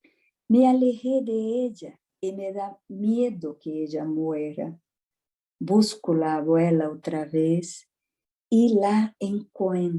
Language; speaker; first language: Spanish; non-native, fluent; Portuguese